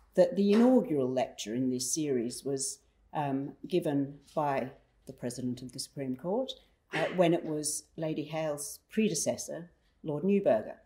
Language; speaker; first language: English; native; English